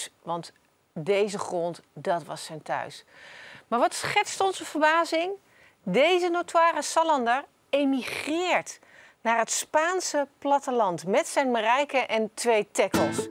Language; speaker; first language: Dutch; native; Dutch